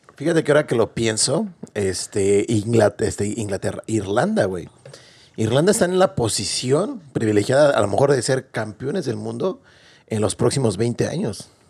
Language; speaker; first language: Spanish; native; Spanish